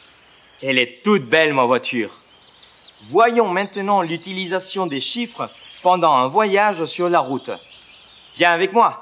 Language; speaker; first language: French; non-native, fluent; Spanish